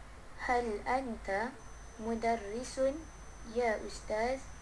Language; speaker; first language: Arabic; non-native, learner; Malay